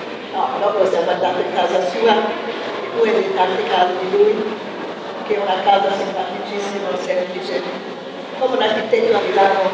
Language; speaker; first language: Italian; non-native, fluent; German